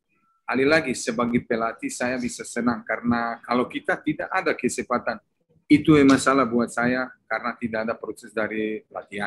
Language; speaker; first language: Indonesian; non-native, fluent; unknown